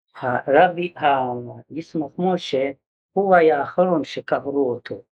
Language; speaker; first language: Hebrew; non-native, fluent; Yiddish